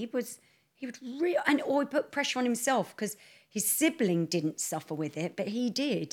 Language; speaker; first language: English; native; English